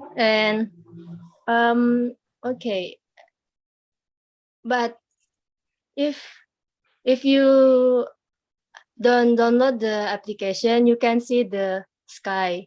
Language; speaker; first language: English; non-native, learner; Indonesian